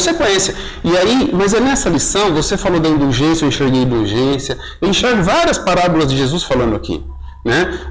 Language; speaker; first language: Portuguese; native; Portuguese